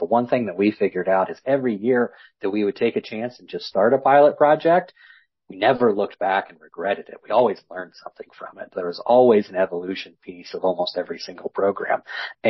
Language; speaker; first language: English; native; English